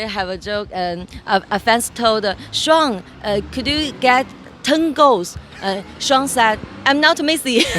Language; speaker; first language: English; non-native, learner; Chinese